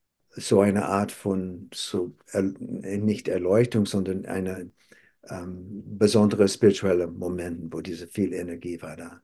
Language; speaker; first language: German; non-native, fluent; English